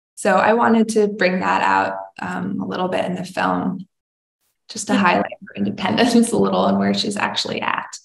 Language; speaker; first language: English; native; English